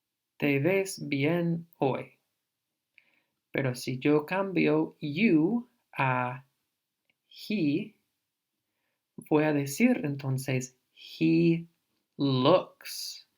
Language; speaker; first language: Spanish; non-native, fluent; English